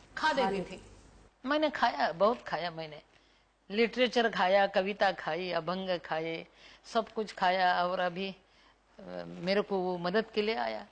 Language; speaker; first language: Hindi; non-native, local second language; Marathi